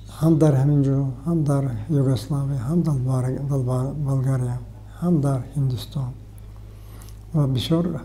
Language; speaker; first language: Tajik; native; Tajik